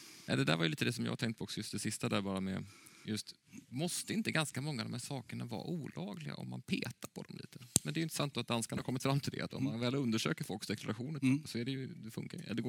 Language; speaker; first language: Swedish; native; Swedish